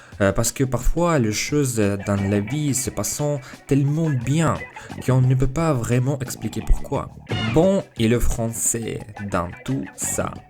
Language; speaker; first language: French; non-native, fluent; Russian